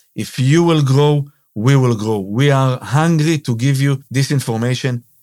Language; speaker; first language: English; non-native, fluent; Hebrew